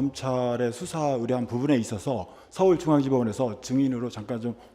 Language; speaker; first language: Korean; native; Korean